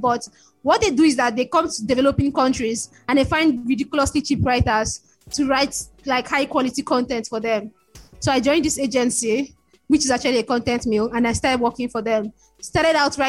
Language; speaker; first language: English; non-native, local second language; Igbo